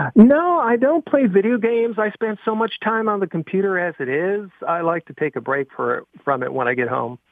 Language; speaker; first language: English; native; English